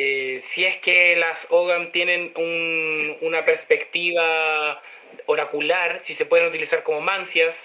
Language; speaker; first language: Spanish; native; Spanish